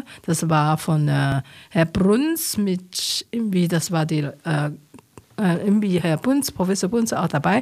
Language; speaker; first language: German; non-native, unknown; Chinese